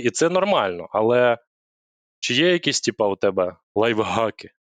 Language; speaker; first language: Ukrainian; native; Ukrainian